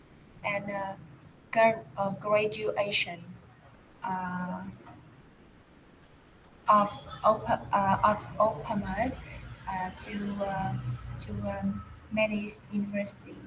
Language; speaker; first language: English; non-native, learner; Vietnamese